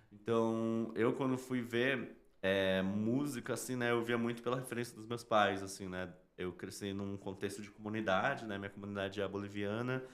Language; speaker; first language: Portuguese; native; Portuguese